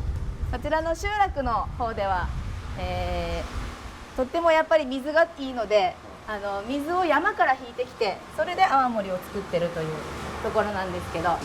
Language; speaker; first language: Japanese; native; Japanese